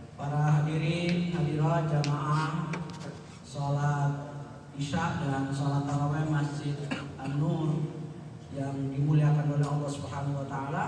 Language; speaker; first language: Indonesian; non-native, local second language; Javanese